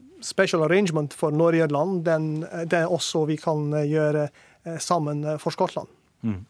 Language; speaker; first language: Norwegian; non-native, learner; English